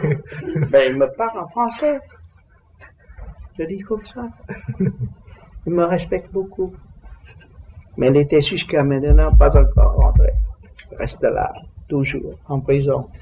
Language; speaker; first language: French; non-native, learner; Vietnamese